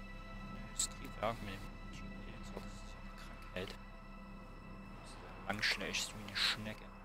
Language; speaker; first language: German; native; German